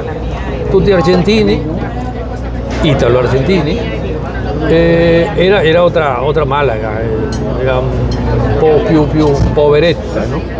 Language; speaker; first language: Italian; early bilingual, heritage; Spanish